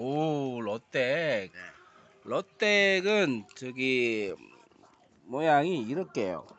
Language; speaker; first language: Korean; non-native, learner; Indonesian